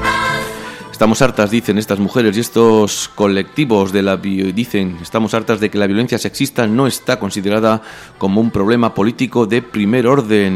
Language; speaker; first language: Spanish; native; Spanish